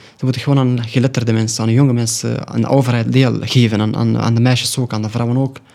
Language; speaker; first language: Dutch; non-native, learner; Pashto